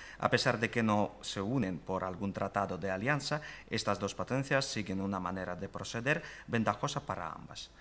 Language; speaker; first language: Spanish; non-native, fluent; Russian